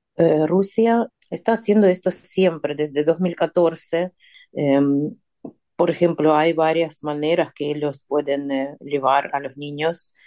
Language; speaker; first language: Spanish; non-native, fluent; Ukrainian